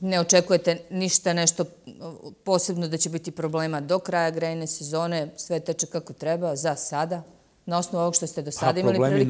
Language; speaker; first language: Serbian; native; Serbian